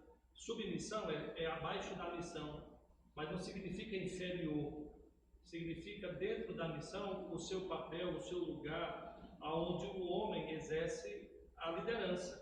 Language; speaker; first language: Portuguese; native; Portuguese